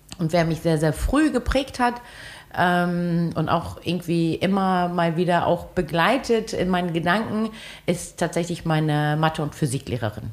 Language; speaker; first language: German; early bilingual, other home language; Turkish